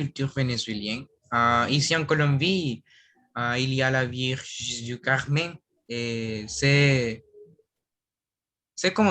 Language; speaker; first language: French; non-native, learner; Spanish